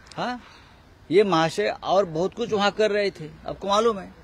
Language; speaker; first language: Hindi; non-native, local second language; Marathi